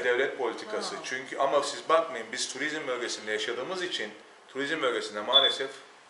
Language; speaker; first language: Turkish; native; Turkish